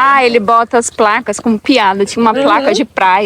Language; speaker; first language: Portuguese; native; Portuguese